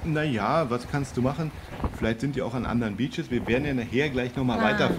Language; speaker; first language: German; native; German